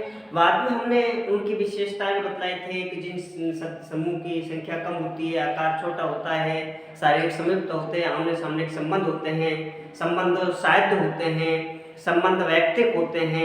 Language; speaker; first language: Hindi; native; Hindi